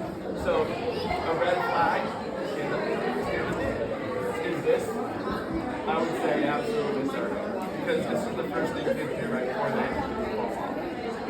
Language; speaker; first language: English; native; English